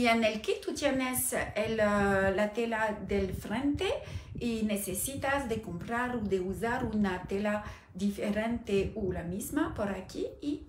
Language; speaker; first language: Spanish; non-native, learner; French